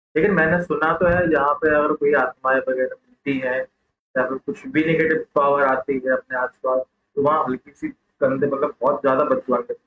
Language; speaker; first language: Hindi; native; Hindi